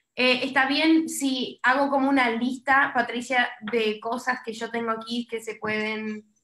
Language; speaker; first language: Spanish; early bilingual, heritage; Spanish